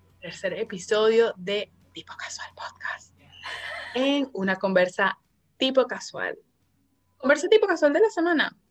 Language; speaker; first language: Spanish; native; Spanish